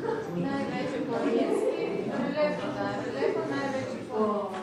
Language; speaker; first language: Bulgarian; native; Bulgarian